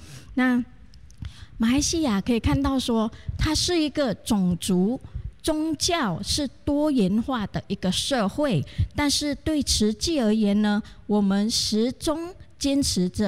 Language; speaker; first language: Chinese; native; Chinese